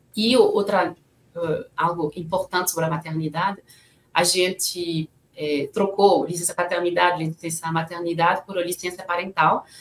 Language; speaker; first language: Portuguese; non-native, fluent; French